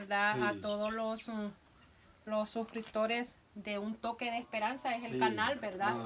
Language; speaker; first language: Spanish; native; Spanish